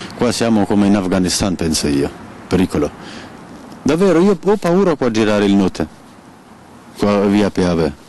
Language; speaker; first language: Italian; non-native, learner; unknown